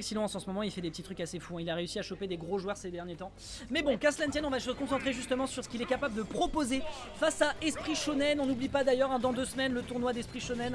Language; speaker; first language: French; native; French